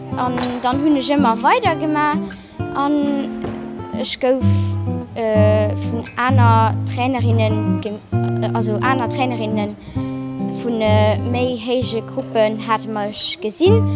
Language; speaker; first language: German; non-native, local second language; Luxembourgish